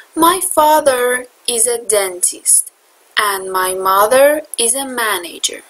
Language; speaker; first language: English; non-native, fluent; Persian